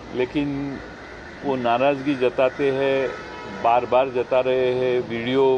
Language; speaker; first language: Hindi; non-native, local second language; Marathi